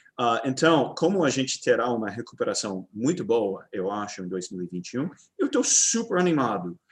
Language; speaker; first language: Portuguese; non-native, fluent; English